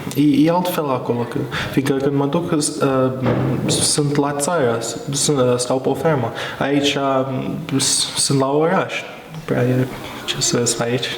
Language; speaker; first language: Romanian; early bilingual, heritage; English